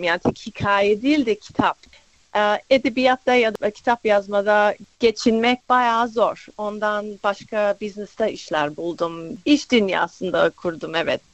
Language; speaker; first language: Turkish; early bilingual, other home language; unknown